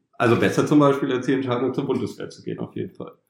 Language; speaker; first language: German; native; German